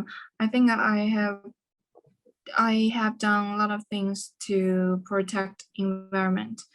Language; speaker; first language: English; non-native, learner; Chinese